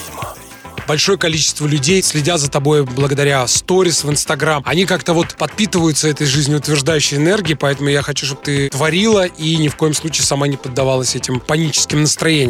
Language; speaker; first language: Russian; native; Russian